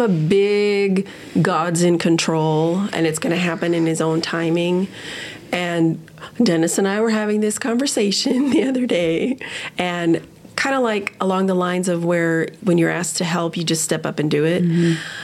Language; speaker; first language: English; early bilingual, other home language; Spanish